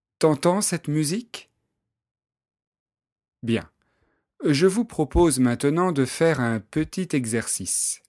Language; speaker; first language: French; native; French